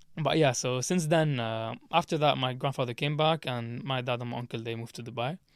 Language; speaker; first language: English; early bilingual, other home language; Arabic